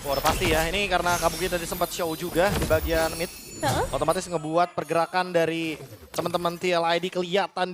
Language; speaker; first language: Indonesian; native; Indonesian